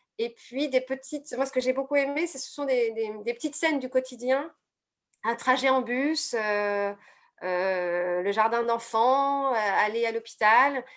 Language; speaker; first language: French; native; French